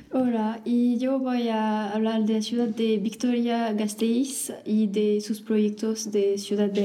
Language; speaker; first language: Spanish; non-native, learner; French